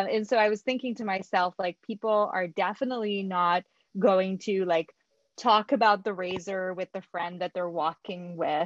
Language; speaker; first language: English; non-native, fluent; French